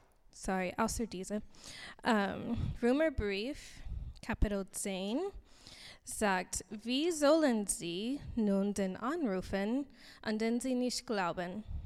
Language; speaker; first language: German; non-native, fluent; English